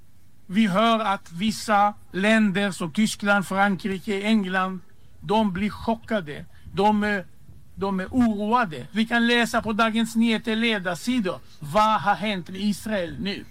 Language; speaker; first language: Swedish; non-native, fluent; Hebrew